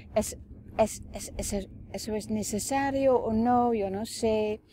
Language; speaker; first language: Spanish; non-native, learner; Dutch